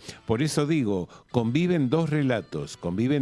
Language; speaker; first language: Spanish; native; Spanish